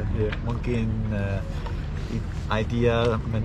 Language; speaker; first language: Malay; non-native, learner; German